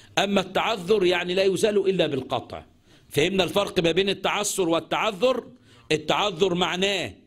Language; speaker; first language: Arabic; native; Arabic